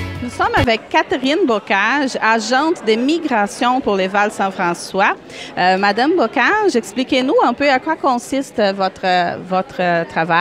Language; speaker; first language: French; native; French